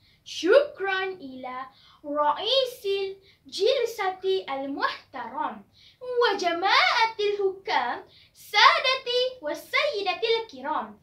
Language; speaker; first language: Arabic; non-native, learner; Malay